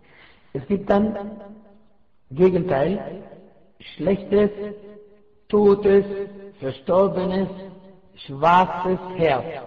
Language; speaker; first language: German; non-native, fluent; Arabic